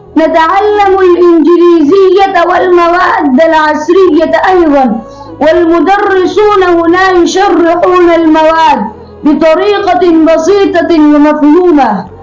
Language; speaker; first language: Arabic; non-native, learner; Urdu